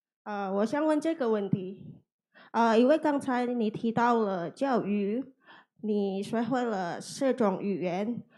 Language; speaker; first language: Chinese; non-native, learner; Indonesian